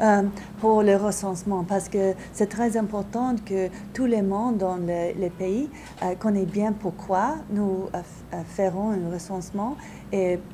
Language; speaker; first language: French; non-native, fluent; English